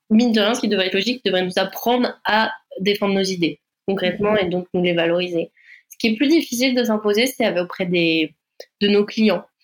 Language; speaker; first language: French; native; French